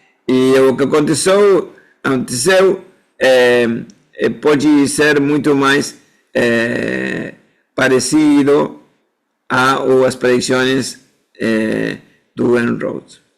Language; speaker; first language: Portuguese; non-native, fluent; Spanish